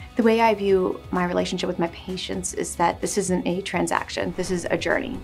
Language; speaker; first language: English; native; English